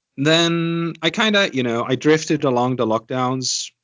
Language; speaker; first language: English; non-native, fluent; Estonian